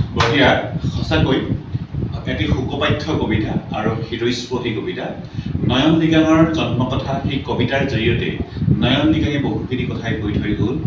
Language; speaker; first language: Assamese; non-native, local second language; Mising